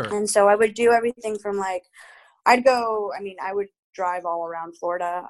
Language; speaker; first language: English; early bilingual, other home language; Spanish